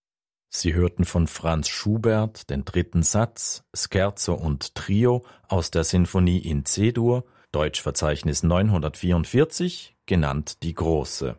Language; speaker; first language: German; native; German